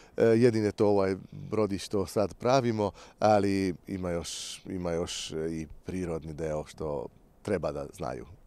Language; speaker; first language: Bosnian; non-native, local second language; Hungarian